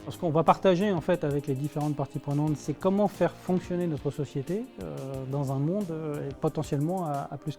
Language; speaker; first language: French; native; French